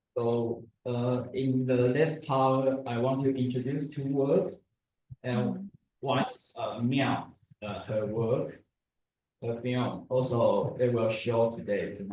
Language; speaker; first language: English; non-native, learner; Chinese